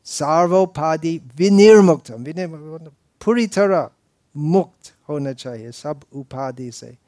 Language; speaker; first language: Hindi; non-native, fluent; English